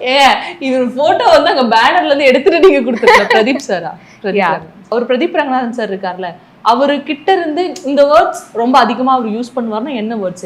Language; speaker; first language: Tamil; native; Tamil